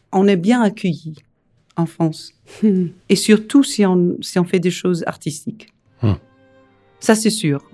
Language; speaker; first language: French; non-native, fluent; Danish